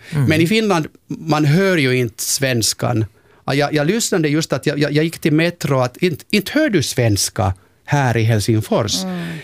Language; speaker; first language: Swedish; non-native, local second language; Finnish